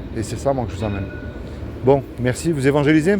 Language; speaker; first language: French; native; French